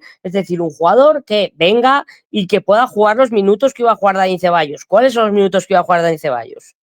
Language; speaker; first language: Spanish; native; Spanish